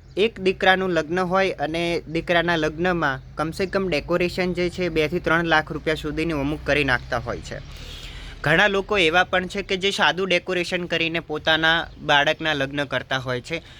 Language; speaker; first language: Gujarati; non-native, local second language; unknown